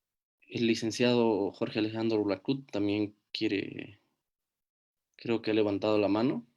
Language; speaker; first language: Spanish; native; Spanish